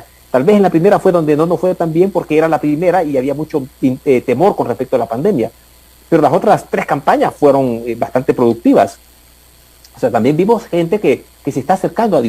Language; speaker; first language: Spanish; native; Spanish